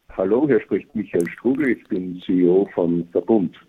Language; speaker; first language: German; native; German